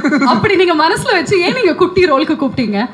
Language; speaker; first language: Tamil; native; Tamil